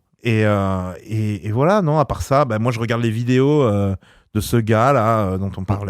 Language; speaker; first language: French; native; French